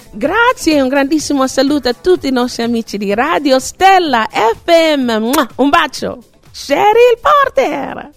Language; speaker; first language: Italian; non-native, fluent; English